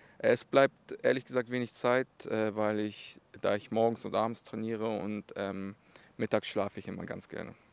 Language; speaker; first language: German; early bilingual, other home language; Russian